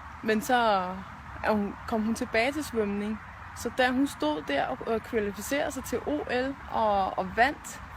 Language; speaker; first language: Danish; native; Danish